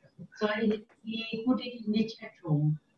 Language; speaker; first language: English; non-native, learner; Indonesian